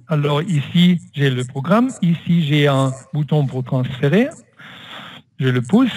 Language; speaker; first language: French; non-native, fluent; German